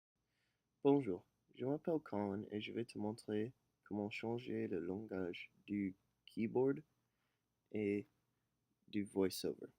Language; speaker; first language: French; non-native, learner; English